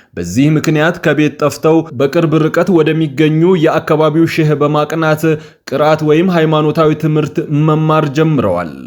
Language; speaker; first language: Amharic; native; Amharic